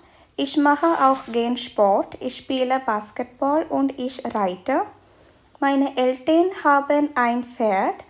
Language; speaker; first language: German; non-native, fluent; Malayalam